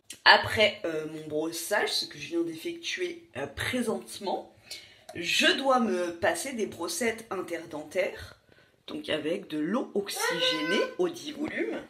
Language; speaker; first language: French; native; French